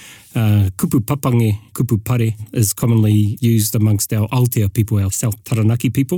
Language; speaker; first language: English; native; English